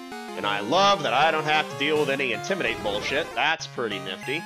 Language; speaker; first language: English; native; English